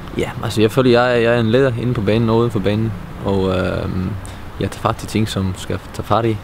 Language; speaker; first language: Danish; non-native, fluent; Icelandic